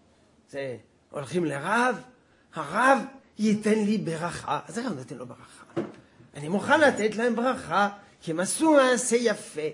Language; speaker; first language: Hebrew; non-native, fluent; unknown